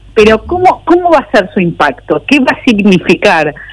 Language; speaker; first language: Spanish; native; Spanish